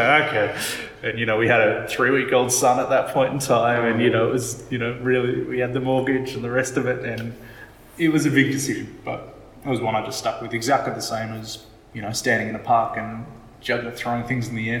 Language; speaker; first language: English; native; English